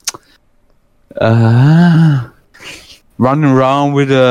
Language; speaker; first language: English; non-native, fluent; German